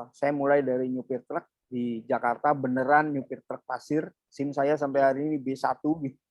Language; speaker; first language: Indonesian; native; Indonesian